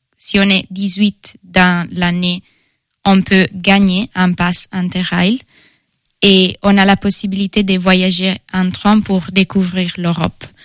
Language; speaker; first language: French; non-native, fluent; Italian